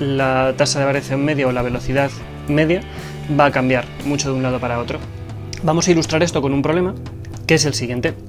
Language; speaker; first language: Spanish; native; Spanish